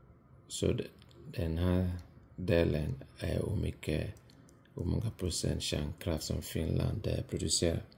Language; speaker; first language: Swedish; non-native, fluent; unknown